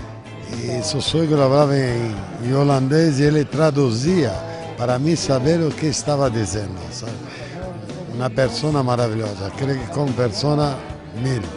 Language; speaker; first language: Spanish; non-native, fluent; Portuguese